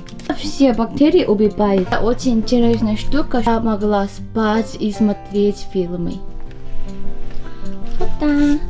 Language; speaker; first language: Russian; non-native, learner; Korean